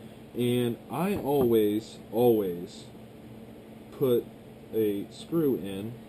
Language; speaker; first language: English; native; English